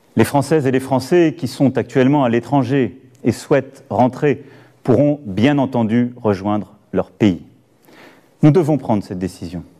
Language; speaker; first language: French; native; French